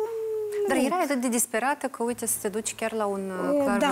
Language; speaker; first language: Romanian; native; Romanian